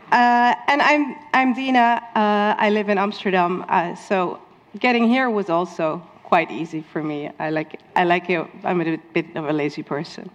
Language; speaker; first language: English; non-native, fluent; Dutch